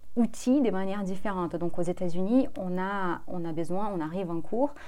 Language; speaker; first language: French; non-native, fluent; Portuguese